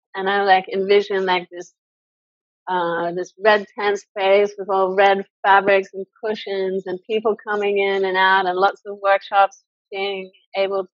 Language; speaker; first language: English; native; English